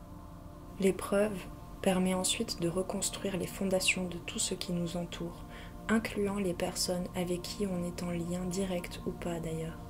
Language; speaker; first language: French; native; French